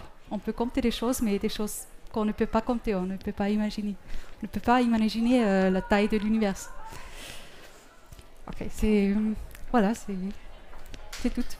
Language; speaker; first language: French; non-native, fluent; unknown